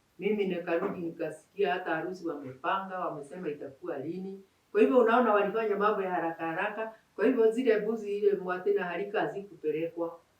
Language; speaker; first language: Swahili; non-native, local second language; Kikuyu